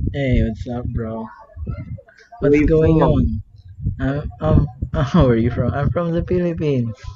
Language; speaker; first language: English; non-native, learner; Filipino